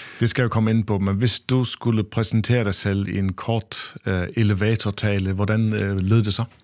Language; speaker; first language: Danish; non-native, local second language; Faroese